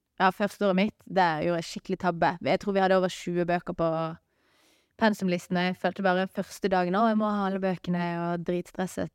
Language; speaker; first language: Norwegian; native; Norwegian